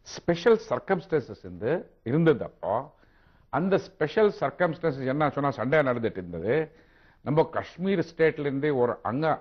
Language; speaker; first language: Tamil; non-native, local second language; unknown